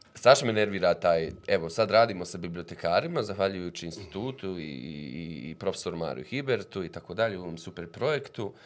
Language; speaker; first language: Bosnian; native; Bosnian